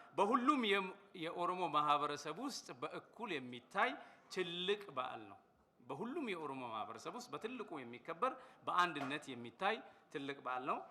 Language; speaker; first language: Amharic; non-native, local second language; Oromo